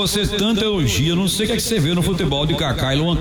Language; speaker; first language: Portuguese; native; Portuguese